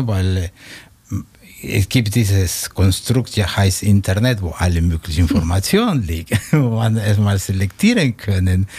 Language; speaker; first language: German; non-native, fluent; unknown